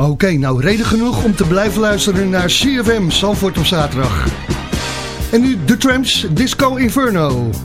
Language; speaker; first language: Dutch; native; Dutch